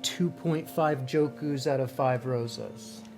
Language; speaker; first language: English; native; English